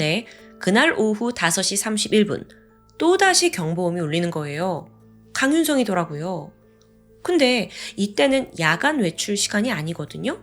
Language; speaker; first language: Korean; native; Korean